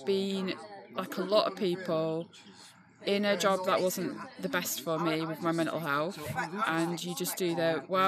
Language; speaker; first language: English; native; English